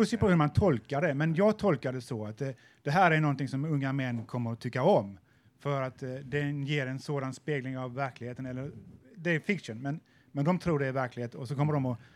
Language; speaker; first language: Swedish; native; Swedish